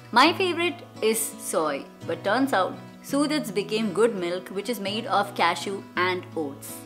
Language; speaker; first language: English; non-native, local second language; Malayalam